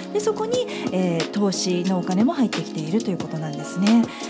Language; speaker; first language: Japanese; native; Japanese